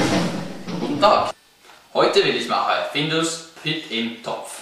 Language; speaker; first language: German; non-native, learner; Norwegian